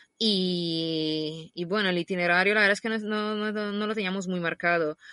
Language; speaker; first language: Spanish; non-native, fluent; Italian